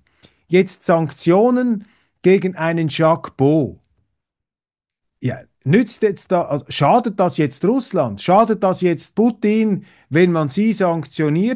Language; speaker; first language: German; native; German